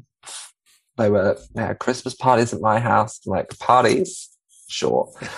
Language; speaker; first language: English; native; English